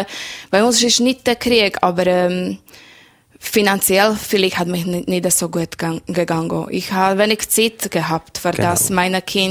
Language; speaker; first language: German; non-native, learner; Slovak